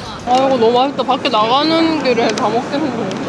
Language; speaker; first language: Korean; native; Korean